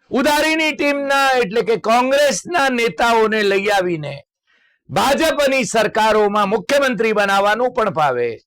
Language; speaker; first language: Gujarati; native; Gujarati